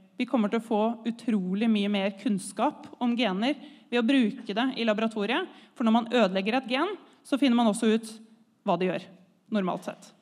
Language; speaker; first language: Norwegian; native; Norwegian